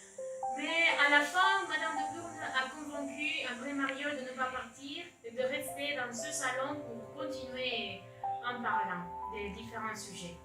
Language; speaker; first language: French; non-native, learner; Spanish